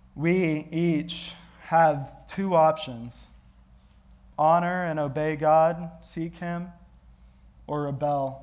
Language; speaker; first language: English; native; English